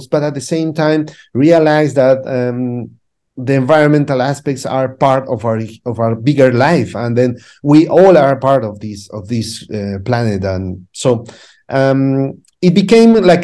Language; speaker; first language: English; non-native, fluent; Spanish